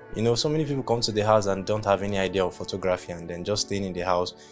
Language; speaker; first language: English; non-native, local second language; Igbo